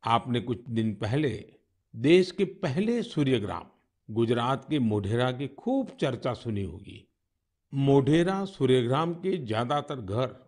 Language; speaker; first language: Hindi; non-native, local second language; Gujarati